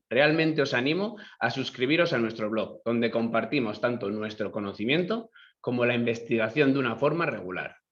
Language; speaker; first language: Spanish; native; Spanish